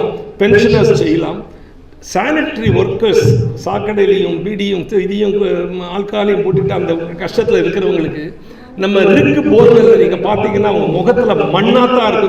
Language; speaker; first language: Tamil; native; Tamil